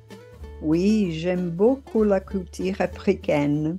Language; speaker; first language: French; non-native, fluent; Portuguese